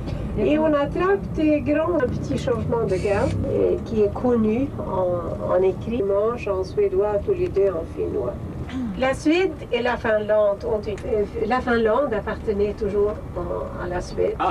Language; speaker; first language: French; non-native, fluent; Swedish